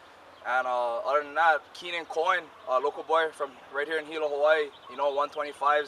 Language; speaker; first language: English; native; English